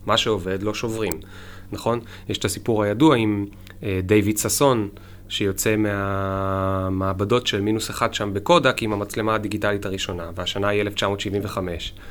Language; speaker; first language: Hebrew; native; Hebrew